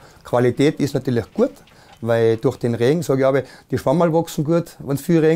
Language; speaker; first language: German; native; German